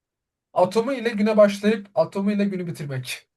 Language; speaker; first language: Turkish; native; Turkish